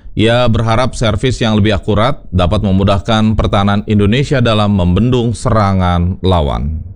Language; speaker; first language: Indonesian; native; Indonesian